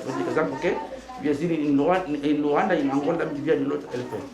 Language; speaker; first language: German; non-native, learner; Portuguese